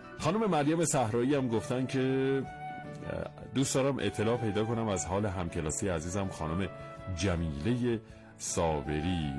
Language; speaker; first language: Persian; native; Persian